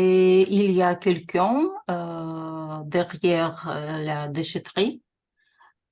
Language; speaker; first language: French; non-native, learner; Russian